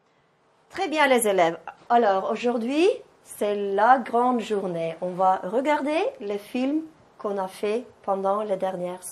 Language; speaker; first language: French; non-native, fluent; Norwegian